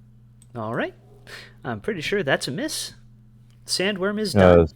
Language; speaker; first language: English; native; English